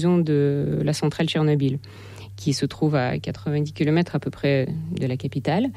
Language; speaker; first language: French; non-native, fluent; Russian